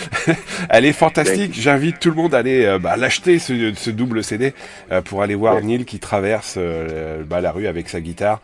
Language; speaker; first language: French; native; French